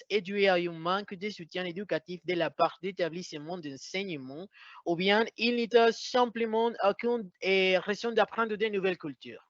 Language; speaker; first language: French; non-native, fluent; Spanish